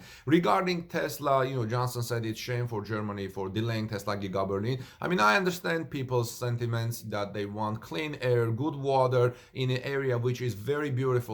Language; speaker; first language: English; non-native, fluent; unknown